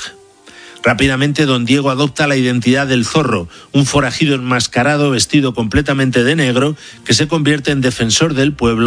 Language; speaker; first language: Spanish; native; Spanish